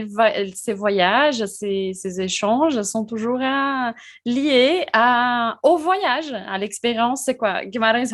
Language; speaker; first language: French; non-native, fluent; Portuguese